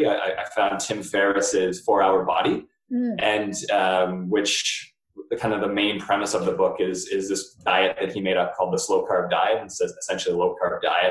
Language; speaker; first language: English; native; English